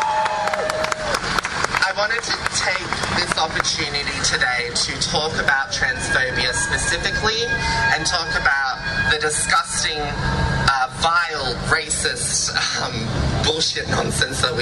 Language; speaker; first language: English; native; English